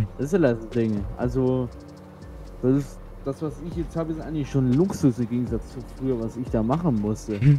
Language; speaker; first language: German; early bilingual, other home language; Turkish